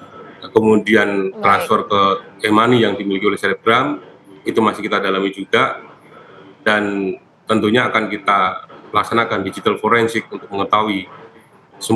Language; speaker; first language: Indonesian; native; Indonesian